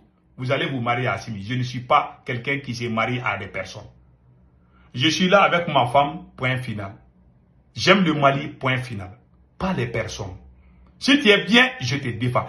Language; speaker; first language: French; non-native, local second language; Bambara